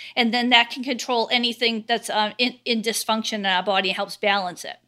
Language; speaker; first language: English; native; English